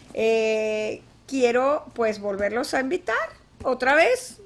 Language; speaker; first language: Spanish; native; Spanish